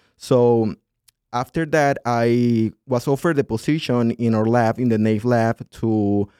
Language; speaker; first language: English; non-native, fluent; Spanish